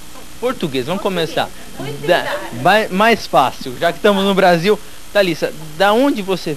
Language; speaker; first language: Portuguese; native; Portuguese